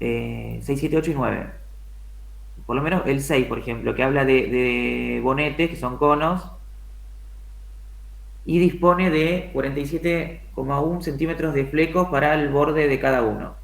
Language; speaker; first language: Spanish; native; Spanish